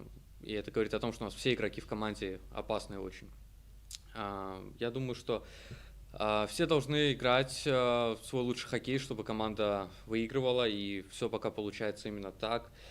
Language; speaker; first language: Russian; native; Russian